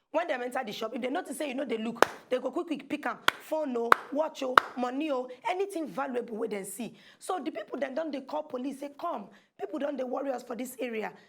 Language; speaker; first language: Nigerian Pidgin; native; Nigerian Pidgin